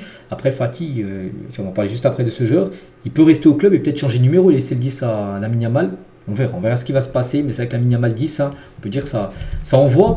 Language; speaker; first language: French; native; French